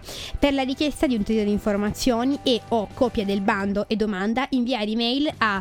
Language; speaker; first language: Italian; native; Italian